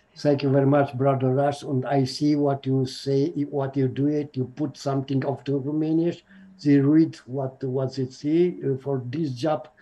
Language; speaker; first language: English; non-native, learner; Romanian